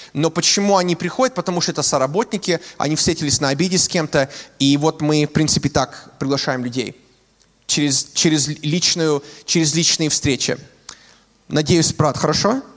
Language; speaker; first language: Russian; early bilingual, heritage; Russian